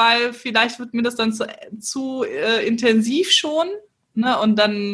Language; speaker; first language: German; native; German